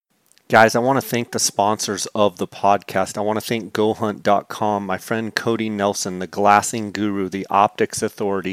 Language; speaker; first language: English; native; English